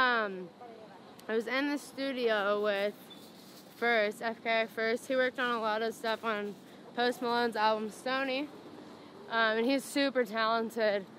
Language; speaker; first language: English; native; English